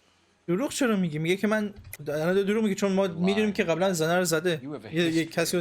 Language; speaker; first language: Persian; native; Persian